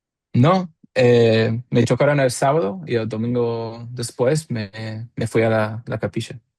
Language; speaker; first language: Spanish; non-native, learner; English